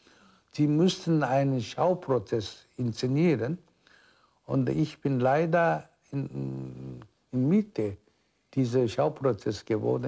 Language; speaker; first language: German; non-native, fluent; Korean